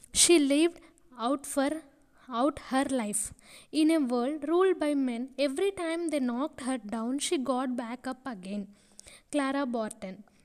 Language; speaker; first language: English; non-native, local second language; Telugu